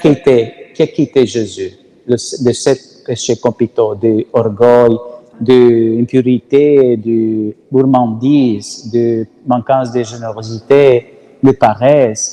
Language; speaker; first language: French; non-native, learner; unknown